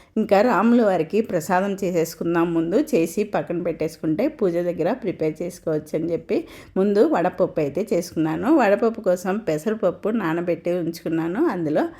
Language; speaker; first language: Telugu; non-native, local second language; Tamil